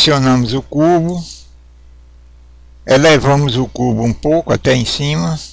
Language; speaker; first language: Portuguese; native; Portuguese